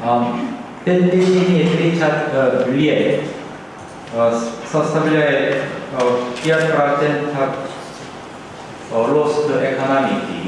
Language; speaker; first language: Russian; non-native, learner; Korean